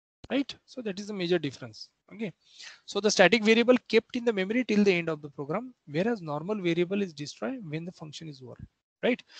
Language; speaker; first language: English; non-native, local second language; Marathi